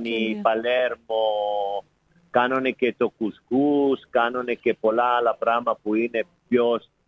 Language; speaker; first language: Greek; non-native, fluent; Italian